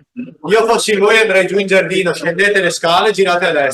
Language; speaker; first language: Italian; native; Italian